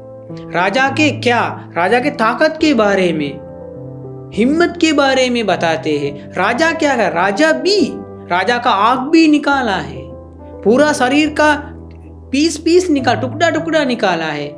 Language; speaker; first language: Hindi; non-native, fluent; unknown